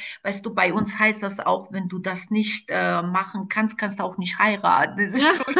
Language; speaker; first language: German; non-native, fluent; Croatian